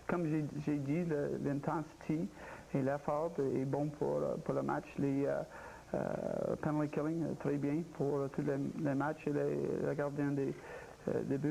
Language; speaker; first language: French; non-native, local second language; English